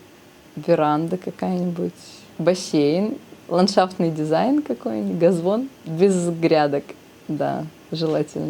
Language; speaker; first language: Russian; native; Russian